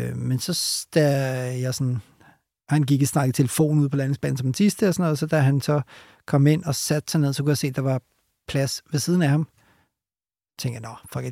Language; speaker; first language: Danish; early bilingual, other home language; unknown